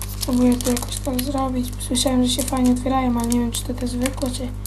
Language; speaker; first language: Polish; native; Polish